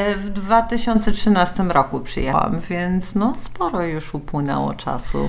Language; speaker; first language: Polish; early bilingual, heritage; Polish